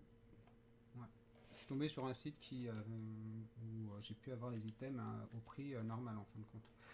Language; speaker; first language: French; native; French